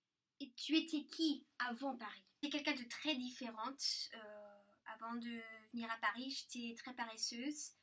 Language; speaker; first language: French; early bilingual, heritage; English